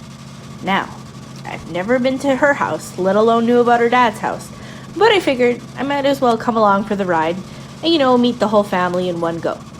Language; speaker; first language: English; native; English